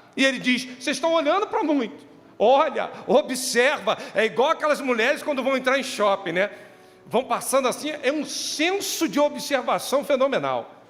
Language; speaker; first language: Portuguese; native; Portuguese